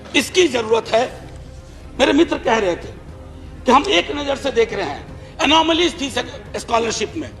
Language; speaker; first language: Hindi; native; Hindi